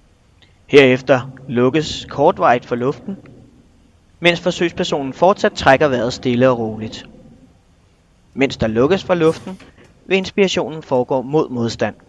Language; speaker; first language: Danish; native; Danish